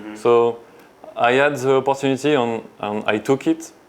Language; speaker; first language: English; non-native, learner; French